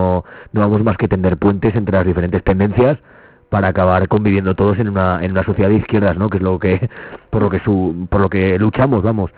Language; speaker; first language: Spanish; native; Spanish